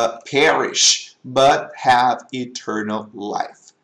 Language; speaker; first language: English; non-native, fluent; Portuguese